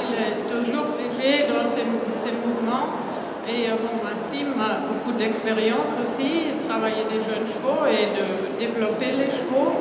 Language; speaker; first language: French; non-native, fluent; German